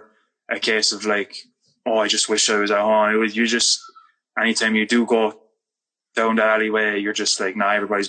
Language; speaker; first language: English; native; English